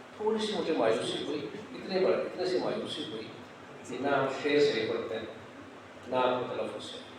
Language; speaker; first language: Urdu; native; Urdu